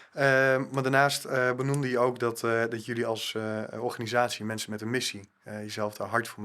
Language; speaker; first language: Dutch; native; Dutch